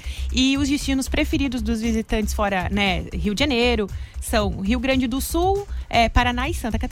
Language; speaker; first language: Portuguese; native; Portuguese